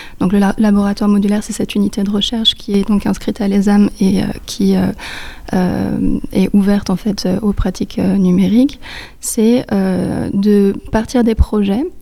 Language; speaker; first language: French; native; French